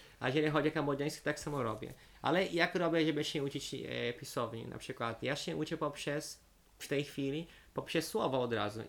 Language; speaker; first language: Polish; non-native, fluent; Portuguese